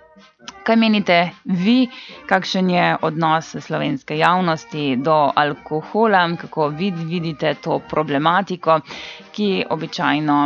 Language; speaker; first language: Slovenian; native; Slovenian